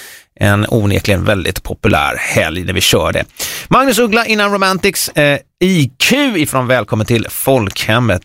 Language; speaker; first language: Swedish; native; Swedish